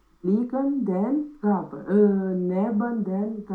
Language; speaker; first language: German; non-native, learner; Romanian